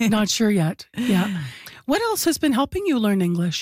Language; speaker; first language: English; native; English